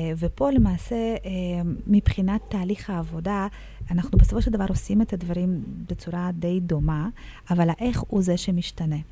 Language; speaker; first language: Hebrew; early bilingual, other home language; Russian